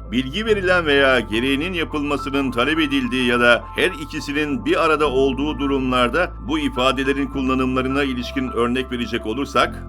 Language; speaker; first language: Turkish; native; Turkish